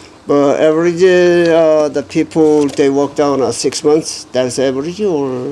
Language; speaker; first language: English; non-native, learner; Korean